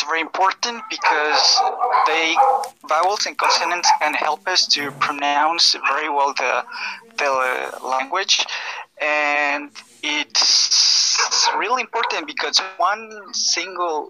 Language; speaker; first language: English; non-native, fluent; Spanish